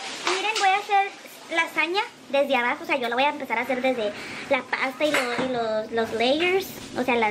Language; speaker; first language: Spanish; native; Spanish